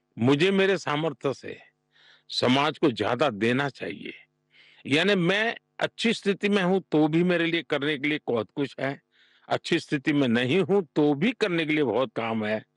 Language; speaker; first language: Hindi; non-native, local second language; Gujarati